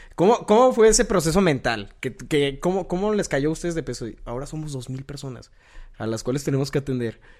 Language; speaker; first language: Spanish; native; Spanish